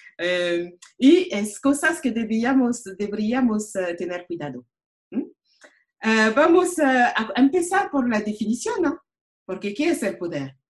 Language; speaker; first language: Spanish; non-native, learner; French